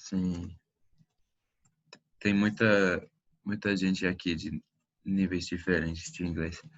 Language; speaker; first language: Portuguese; non-native, fluent; English